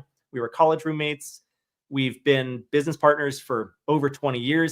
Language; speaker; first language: English; native; English